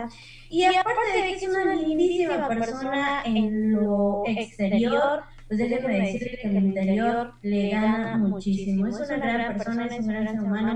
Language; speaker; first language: Spanish; native; Spanish